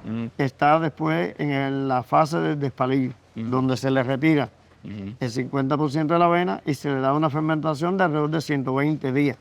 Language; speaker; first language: Spanish; native; Spanish